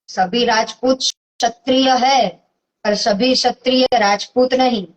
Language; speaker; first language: Hindi; non-native, local second language; Gujarati